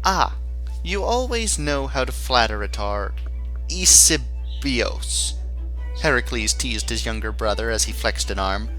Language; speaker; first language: English; native; English